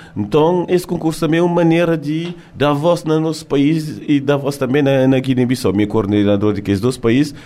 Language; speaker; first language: Portuguese; early bilingual, heritage; French